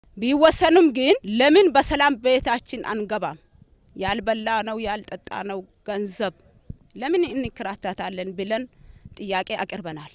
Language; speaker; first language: Amharic; non-native, local second language; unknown